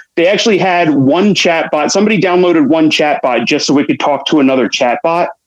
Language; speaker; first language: English; native; English